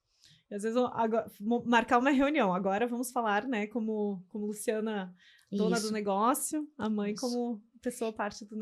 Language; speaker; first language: Portuguese; native; Portuguese